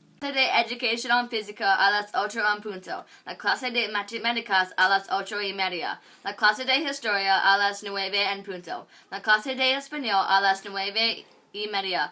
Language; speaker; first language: Spanish; non-native, learner; English